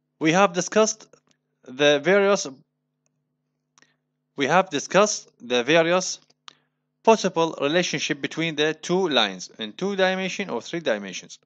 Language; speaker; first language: English; non-native, fluent; Arabic